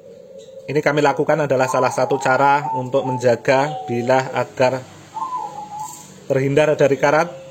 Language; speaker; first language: Indonesian; non-native, local second language; Javanese